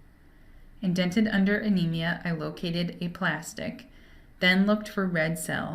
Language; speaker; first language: English; native; English